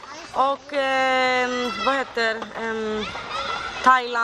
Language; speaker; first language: Swedish; non-native, learner; Greek